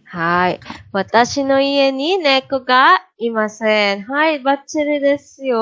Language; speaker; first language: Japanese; non-native, fluent; Filipino